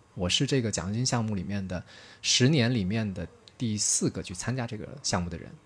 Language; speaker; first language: Chinese; native; Chinese